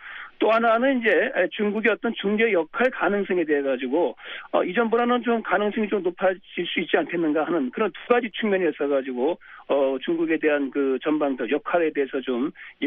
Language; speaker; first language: Korean; native; Korean